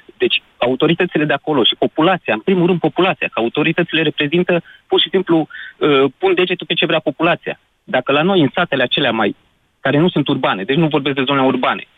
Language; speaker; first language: Romanian; native; Romanian